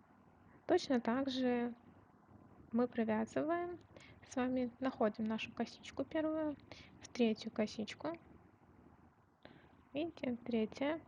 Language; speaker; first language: Russian; native; Russian